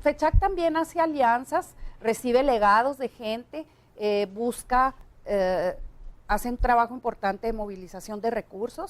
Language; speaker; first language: Spanish; native; Spanish